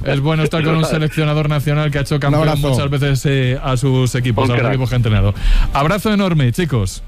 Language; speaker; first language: Spanish; native; Spanish